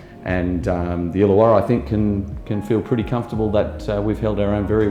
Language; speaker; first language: English; native; English